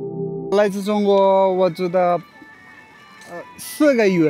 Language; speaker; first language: Chinese; non-native, learner; Bangla